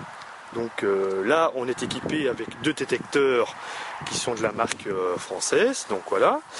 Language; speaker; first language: French; native; French